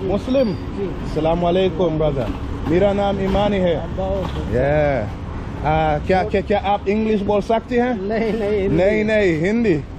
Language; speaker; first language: English; native; English